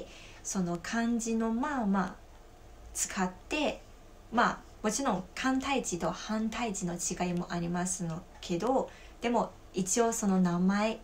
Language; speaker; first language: Japanese; non-native, fluent; Chinese